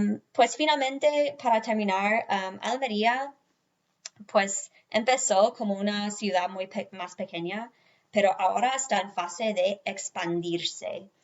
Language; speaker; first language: Spanish; non-native, fluent; English